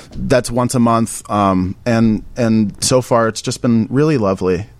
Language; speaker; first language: English; native; English